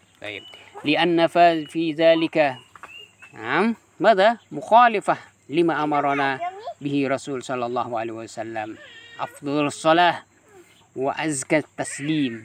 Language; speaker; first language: Arabic; non-native, fluent; Indonesian